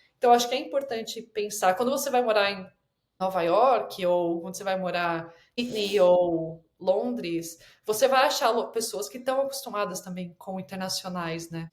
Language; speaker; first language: Portuguese; native; Portuguese